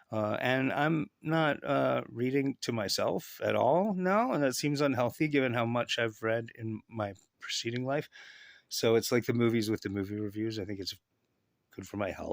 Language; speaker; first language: English; native; English